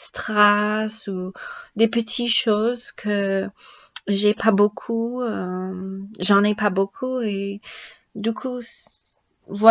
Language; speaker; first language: French; non-native, learner; English